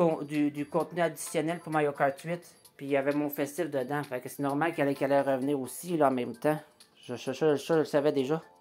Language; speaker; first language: French; native; French